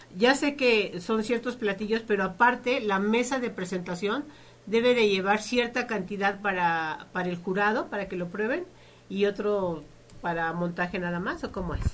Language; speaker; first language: Spanish; native; Spanish